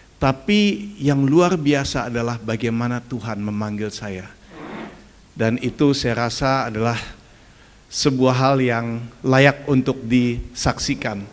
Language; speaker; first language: Indonesian; early bilingual, other home language; German